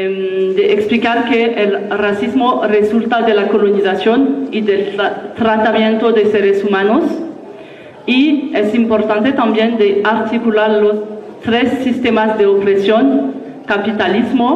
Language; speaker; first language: Spanish; non-native, learner; French